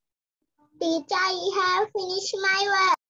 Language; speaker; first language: English; non-native, learner; Sinhala